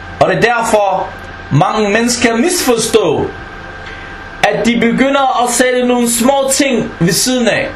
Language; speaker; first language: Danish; non-native, fluent; Arabic